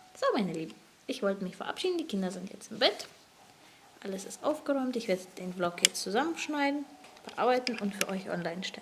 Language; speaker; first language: German; native; German